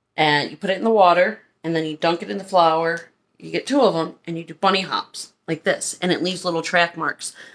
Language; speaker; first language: English; native; English